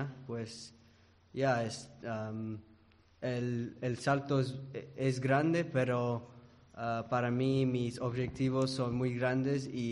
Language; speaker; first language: Spanish; early bilingual, heritage; English